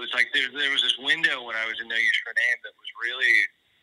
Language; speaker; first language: English; native; English